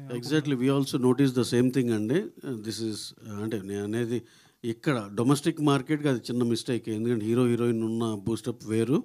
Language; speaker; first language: Telugu; native; Telugu